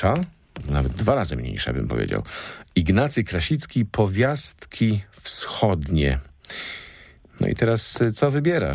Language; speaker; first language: Polish; native; Polish